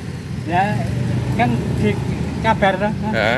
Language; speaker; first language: Indonesian; non-native, local second language; Javanese